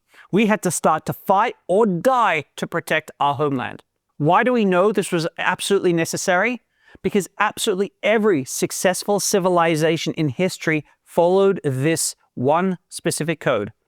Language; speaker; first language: English; native; English